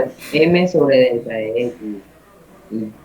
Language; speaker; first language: Spanish; native; Spanish